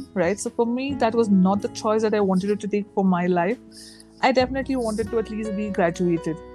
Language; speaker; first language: English; non-native, local second language; Urdu